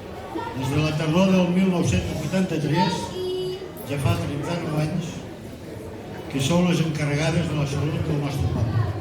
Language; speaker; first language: Catalan; native; Catalan